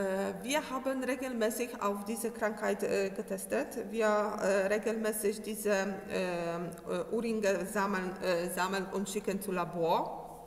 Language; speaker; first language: German; non-native, learner; Polish